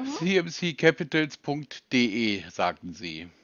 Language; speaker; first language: German; native; German